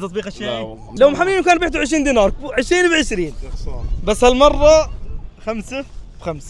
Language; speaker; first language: Arabic; native; Arabic